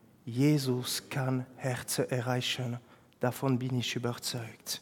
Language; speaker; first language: German; non-native, fluent; French